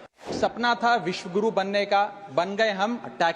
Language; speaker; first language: Hindi; native; Hindi